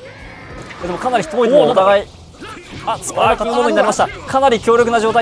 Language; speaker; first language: Japanese; native; Japanese